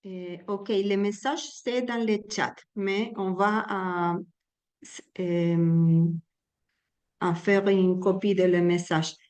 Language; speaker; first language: French; non-native, learner; Spanish